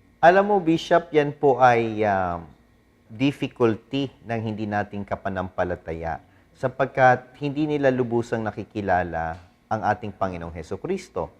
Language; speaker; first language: Filipino; non-native, local second language; Bikol